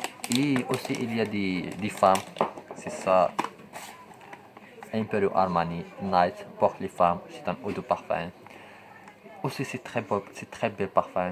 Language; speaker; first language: French; non-native, local second language; Arabic